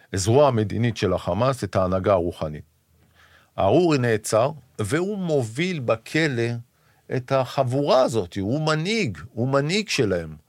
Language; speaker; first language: Hebrew; native; Hebrew